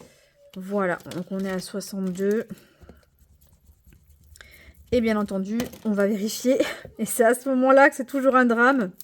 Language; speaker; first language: French; native; French